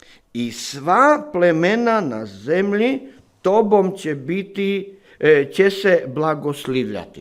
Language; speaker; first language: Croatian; non-native, fluent; Slovak